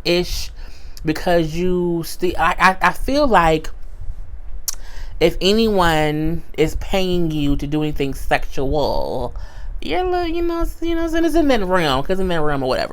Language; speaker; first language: English; native; English